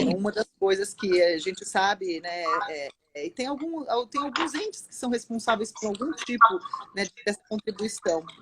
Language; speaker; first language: Portuguese; native; Portuguese